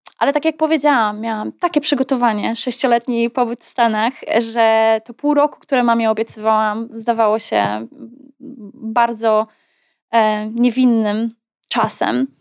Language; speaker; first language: Polish; native; Polish